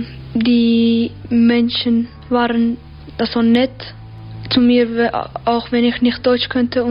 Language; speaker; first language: German; early bilingual, other home language; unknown